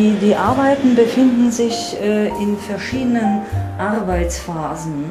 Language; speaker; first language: German; non-native, fluent; Polish